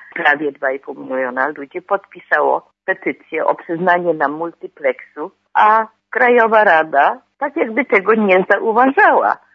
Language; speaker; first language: Polish; native; Polish